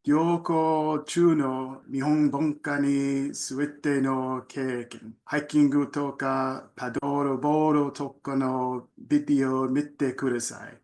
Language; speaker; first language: Japanese; non-native, learner; English